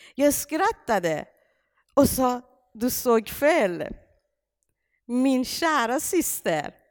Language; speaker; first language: Swedish; non-native, fluent; Persian